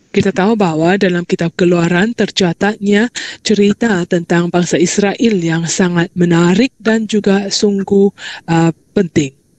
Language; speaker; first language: Malay; non-native, local second language; Chinese